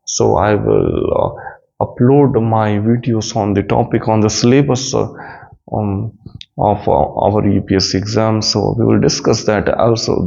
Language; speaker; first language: English; non-native, local second language; Hindi